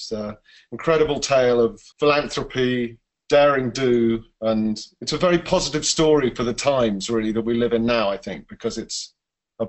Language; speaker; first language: English; native; English